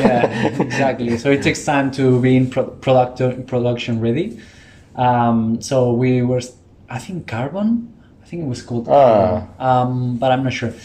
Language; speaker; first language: English; non-native, fluent; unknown